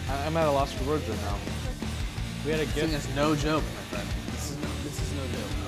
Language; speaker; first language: English; native; English